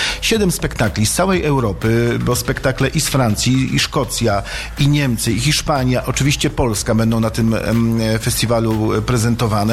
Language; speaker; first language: Polish; native; Polish